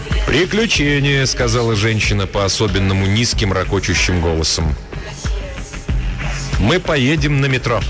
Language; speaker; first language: Russian; native; Russian